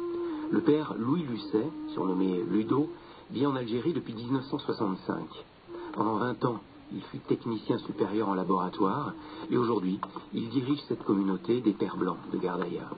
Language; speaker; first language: French; native; French